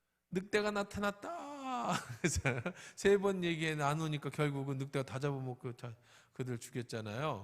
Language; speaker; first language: Korean; native; Korean